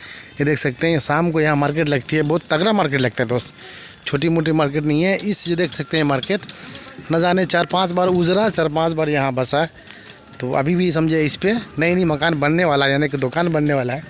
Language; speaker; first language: Hindi; native; Hindi